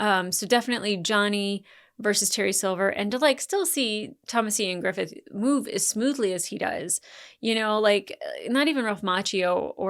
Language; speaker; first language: English; native; English